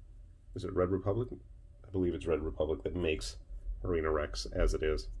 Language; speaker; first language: English; native; English